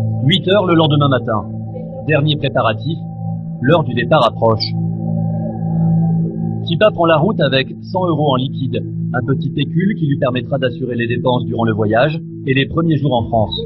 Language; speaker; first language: French; native; French